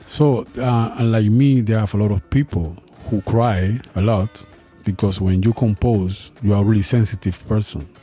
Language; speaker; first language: English; non-native, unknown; Spanish